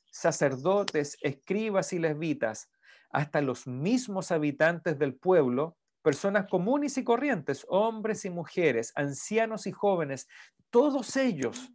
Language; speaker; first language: Spanish; native; Spanish